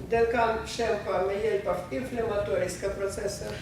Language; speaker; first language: Swedish; non-native, fluent; Russian